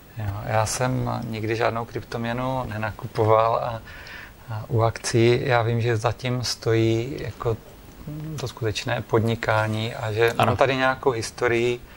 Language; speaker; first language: Czech; native; Czech